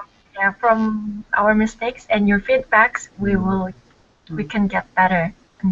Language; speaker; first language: English; non-native, learner; Korean